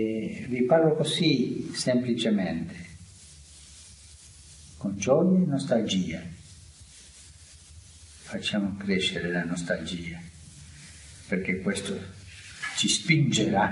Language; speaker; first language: Italian; non-native, fluent; Spanish